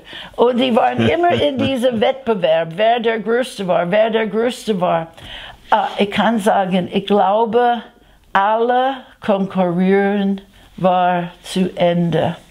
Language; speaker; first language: German; non-native, fluent; English